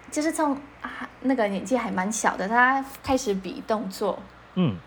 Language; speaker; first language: Chinese; non-native, fluent; Polish